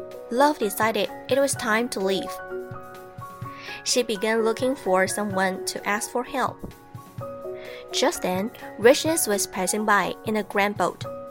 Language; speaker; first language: English; non-native, fluent; Chinese